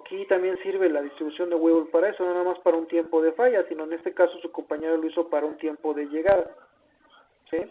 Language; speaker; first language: Spanish; native; Spanish